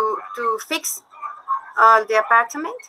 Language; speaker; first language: English; non-native, learner; Spanish